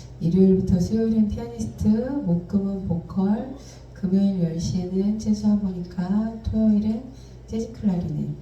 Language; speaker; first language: Korean; native; Korean